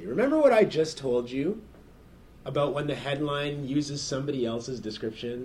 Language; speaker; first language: English; native; English